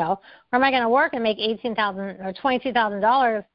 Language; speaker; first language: English; native; English